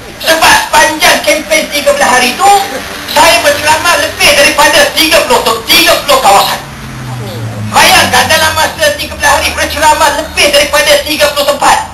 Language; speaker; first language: Malay; non-native, local second language; Chinese